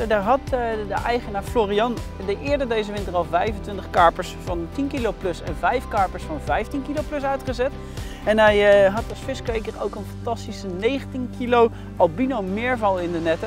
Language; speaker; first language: Dutch; native; Dutch